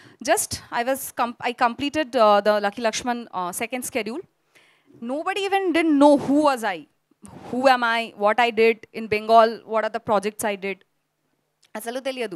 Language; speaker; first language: Telugu; non-native, local second language; Bangla